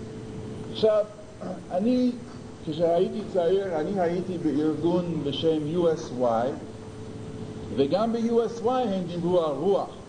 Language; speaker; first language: Hebrew; non-native, fluent; English